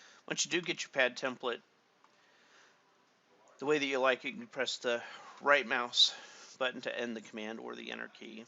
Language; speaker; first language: English; native; English